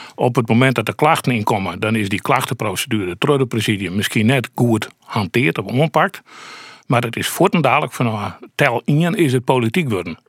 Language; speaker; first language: Dutch; native; Dutch